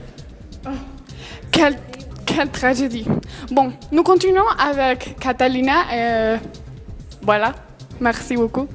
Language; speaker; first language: French; non-native, learner; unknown